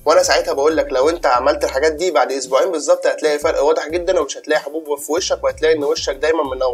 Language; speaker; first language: Arabic; native; Arabic